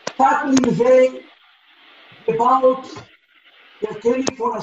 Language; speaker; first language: German; non-native, learner; Hebrew